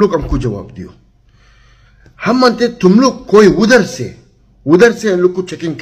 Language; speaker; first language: Hindi; non-native, learner; Arabic